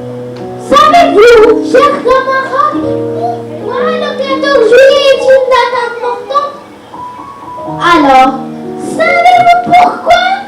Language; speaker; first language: French; non-native, learner; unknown